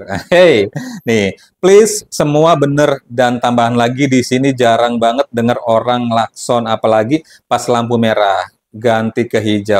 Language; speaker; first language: Indonesian; native; Indonesian